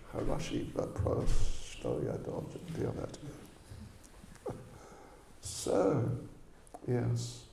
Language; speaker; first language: Russian; non-native, learner; English